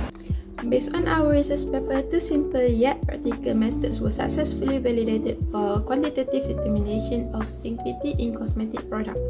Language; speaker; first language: English; non-native, local second language; Malay